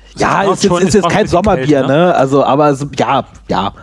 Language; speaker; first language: German; native; German